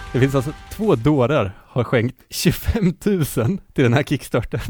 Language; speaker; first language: Swedish; native; Swedish